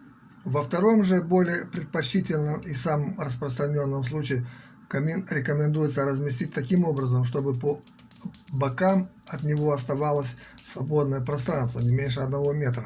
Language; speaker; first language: Russian; native; Russian